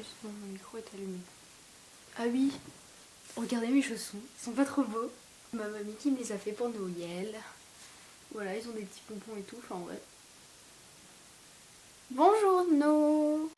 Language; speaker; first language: French; native; French